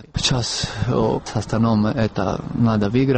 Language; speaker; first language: Russian; non-native, learner; Croatian